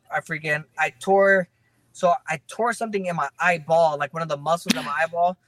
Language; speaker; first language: English; native; English